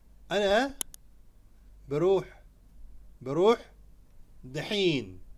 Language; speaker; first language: Arabic; non-native, fluent; Urdu